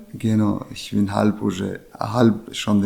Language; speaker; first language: German; non-native, learner; Chechen